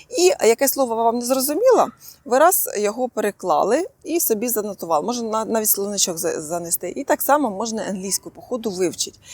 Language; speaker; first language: Ukrainian; non-native, local second language; Russian